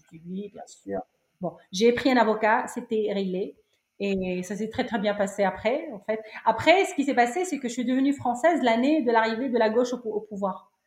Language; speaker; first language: French; non-native, local second language; Arabic